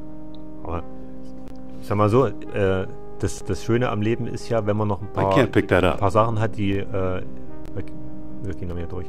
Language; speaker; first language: German; native; German